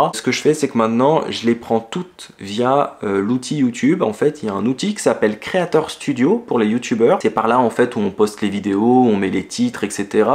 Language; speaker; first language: French; native; French